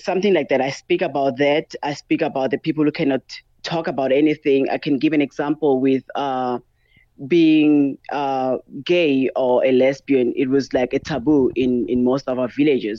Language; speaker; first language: English; non-native, local second language; Tsonga